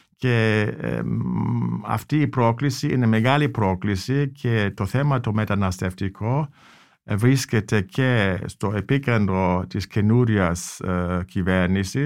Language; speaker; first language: Greek; non-native, fluent; German